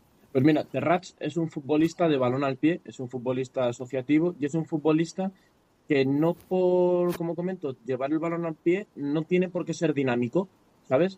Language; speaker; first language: Spanish; native; Spanish